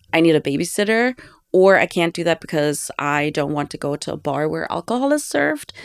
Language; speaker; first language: English; non-native, fluent; German